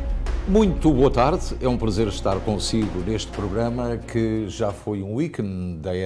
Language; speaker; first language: Portuguese; native; Portuguese